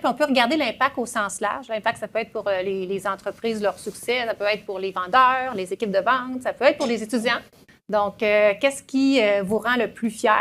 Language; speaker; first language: French; native; French